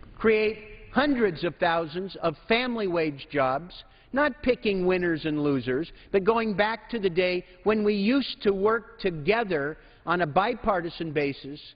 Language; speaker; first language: English; native; English